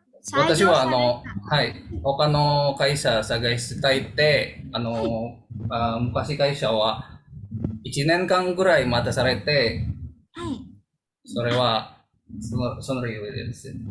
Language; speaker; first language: Japanese; non-native, learner; Indonesian